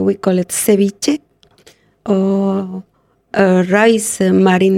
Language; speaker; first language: English; non-native, learner; Spanish